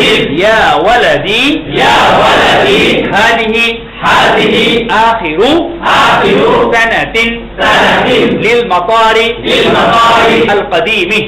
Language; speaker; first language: Arabic; non-native, fluent; Bangla